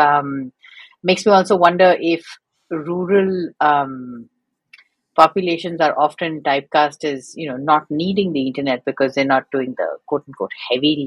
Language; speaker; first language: English; native; English